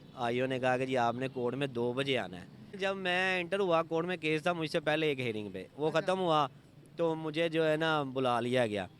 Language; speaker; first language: Urdu; non-native, local second language; Punjabi